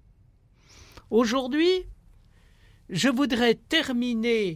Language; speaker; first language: French; native; French